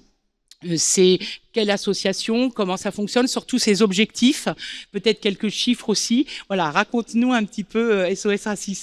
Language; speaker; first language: French; native; French